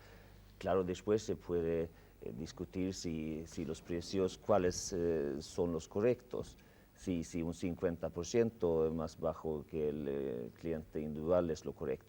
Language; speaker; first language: Spanish; non-native, fluent; Swedish